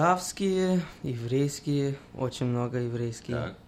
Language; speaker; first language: Russian; early bilingual, heritage; Russian